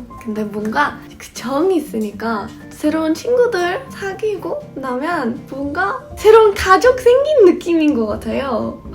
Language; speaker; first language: Korean; non-native, fluent; English